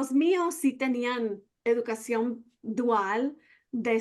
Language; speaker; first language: Spanish; non-native, fluent; English